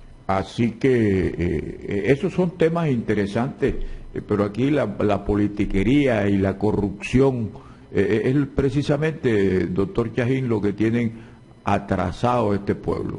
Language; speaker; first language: Spanish; native; Spanish